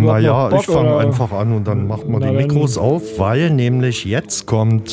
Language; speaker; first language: German; native; German